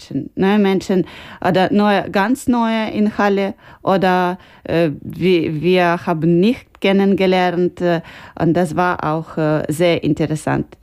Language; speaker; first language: German; non-native, learner; Ukrainian